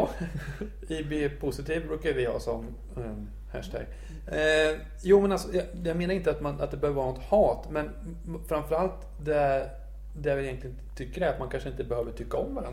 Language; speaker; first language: Swedish; native; Swedish